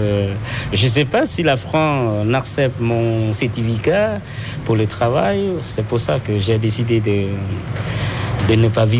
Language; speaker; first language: French; non-native, fluent; Khmer